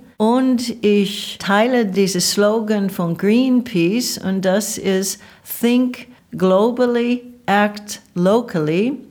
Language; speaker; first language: German; non-native, fluent; English